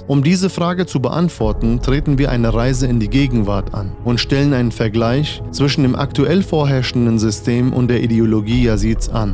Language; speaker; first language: German; native; German